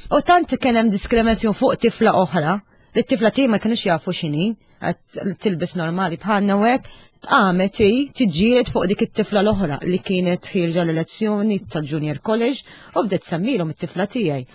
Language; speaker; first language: Maltese; non-native, fluent; Arabic